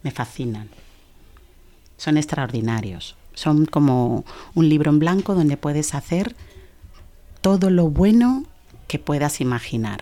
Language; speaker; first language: Spanish; early bilingual, other home language; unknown